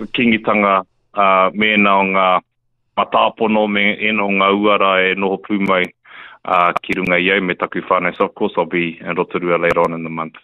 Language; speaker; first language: English; native; English